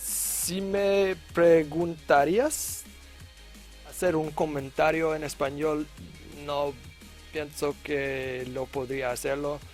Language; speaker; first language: Spanish; non-native, learner; English